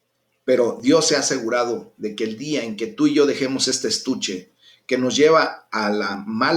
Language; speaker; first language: Spanish; native; Spanish